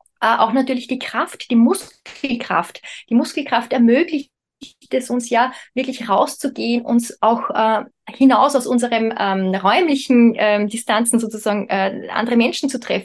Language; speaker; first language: German; native; German